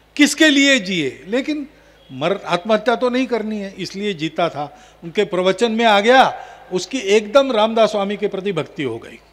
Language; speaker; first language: Hindi; non-native, local second language; Marathi